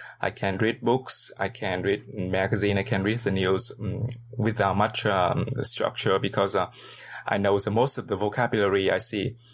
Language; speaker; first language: English; non-native, learner; Vietnamese